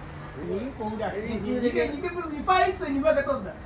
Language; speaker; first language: Chinese; native; Chinese